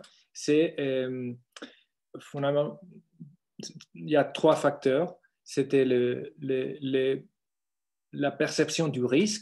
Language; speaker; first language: French; non-native, fluent; Spanish